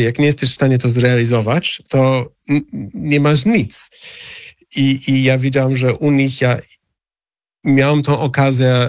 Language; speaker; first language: Polish; non-native, fluent; English